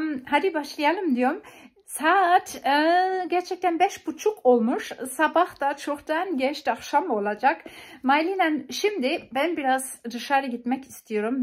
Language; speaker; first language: Turkish; non-native, fluent; German